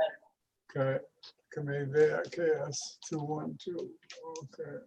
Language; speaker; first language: Spanish; non-native, learner; English